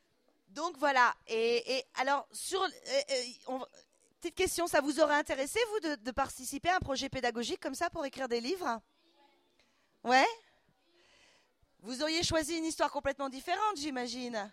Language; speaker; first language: French; native; French